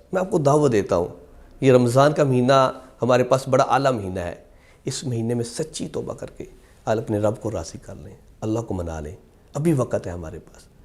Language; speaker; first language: Urdu; non-native, local second language; Punjabi